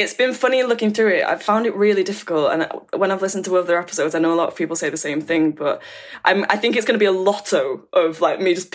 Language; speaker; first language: English; native; English